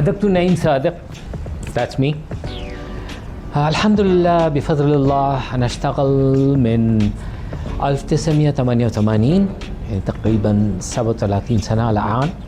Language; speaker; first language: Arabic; non-native, learner; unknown